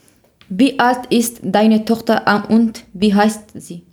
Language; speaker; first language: German; non-native, learner; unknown